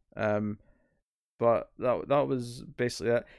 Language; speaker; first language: English; native; English